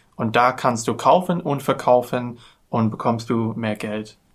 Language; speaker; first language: German; non-native, learner; English